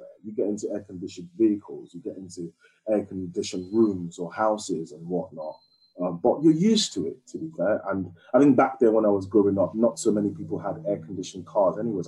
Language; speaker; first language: English; native; English